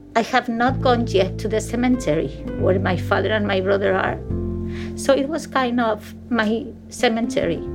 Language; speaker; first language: English; non-native, fluent; Spanish